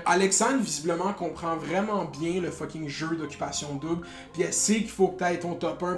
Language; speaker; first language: French; native; French